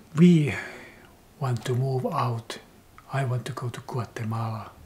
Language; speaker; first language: English; non-native, fluent; Finnish